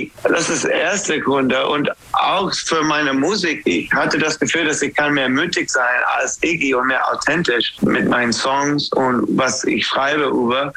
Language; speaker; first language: German; non-native, fluent; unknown